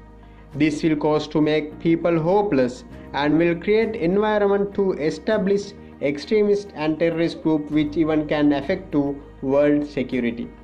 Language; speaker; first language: English; non-native, local second language; Sinhala